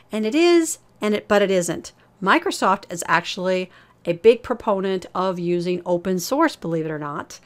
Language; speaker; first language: English; native; English